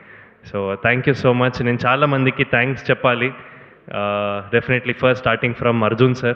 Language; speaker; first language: Telugu; non-native, learner; Kannada